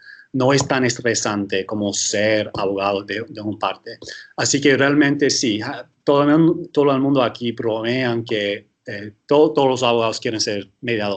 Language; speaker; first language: Spanish; early bilingual, heritage; English